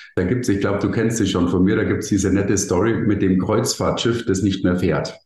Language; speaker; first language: German; native; German